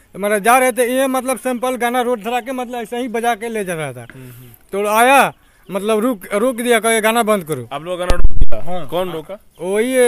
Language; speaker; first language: Hindi; native; Hindi